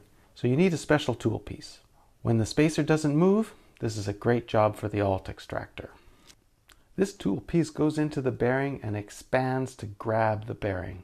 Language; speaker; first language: English; native; English